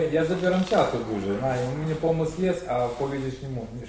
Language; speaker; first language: Polish; non-native, learner; Russian